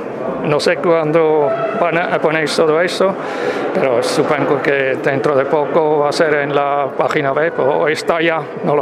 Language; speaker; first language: Spanish; non-native, fluent; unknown